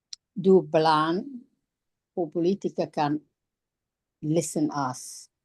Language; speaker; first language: English; non-native, learner; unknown